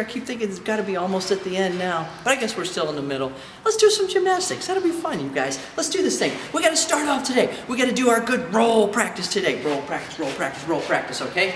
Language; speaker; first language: English; native; English